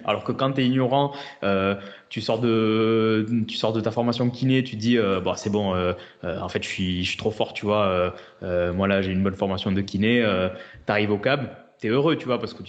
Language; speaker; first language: French; native; French